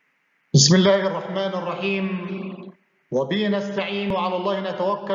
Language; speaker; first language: Arabic; native; Arabic